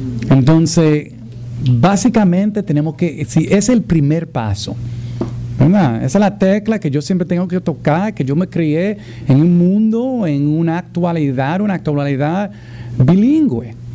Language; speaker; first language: Spanish; early bilingual, heritage; Spanish